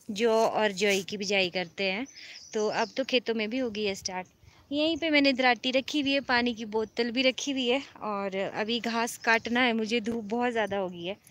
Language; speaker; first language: Hindi; native; Hindi